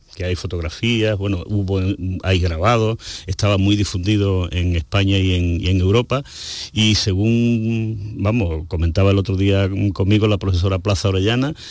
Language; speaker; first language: Spanish; native; Spanish